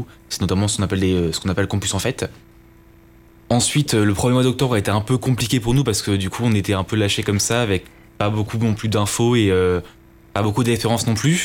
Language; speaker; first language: French; native; French